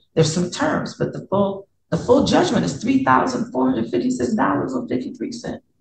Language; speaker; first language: English; native; English